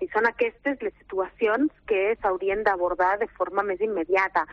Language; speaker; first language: Catalan; native; Catalan